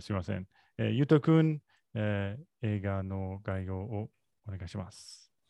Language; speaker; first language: Japanese; non-native, learner; English